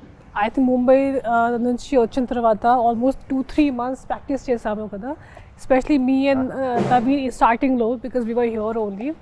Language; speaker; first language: Telugu; non-native, local second language; Hindi